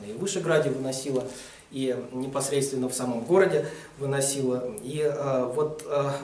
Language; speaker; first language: Russian; native; Russian